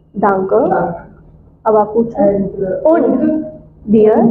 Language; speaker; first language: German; non-native, fluent; Hindi